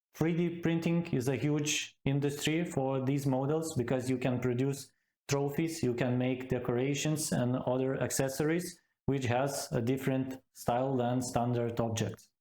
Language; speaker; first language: English; non-native, fluent; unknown